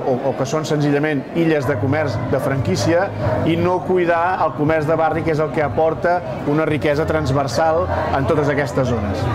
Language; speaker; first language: Catalan; native; Catalan